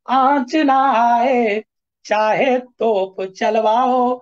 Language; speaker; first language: Hindi; native; Hindi